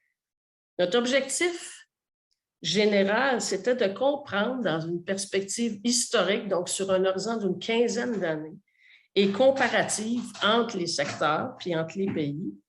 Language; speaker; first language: French; native; French